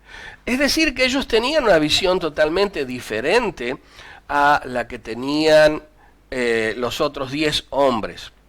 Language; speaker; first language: Spanish; native; Spanish